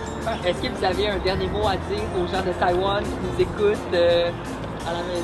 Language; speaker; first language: French; native; French